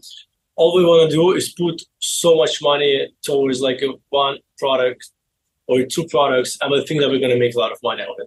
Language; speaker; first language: English; non-native, fluent; Azerbaijani